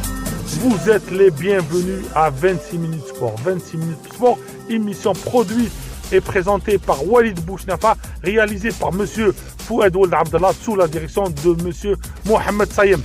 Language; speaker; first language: French; non-native, local second language; Arabic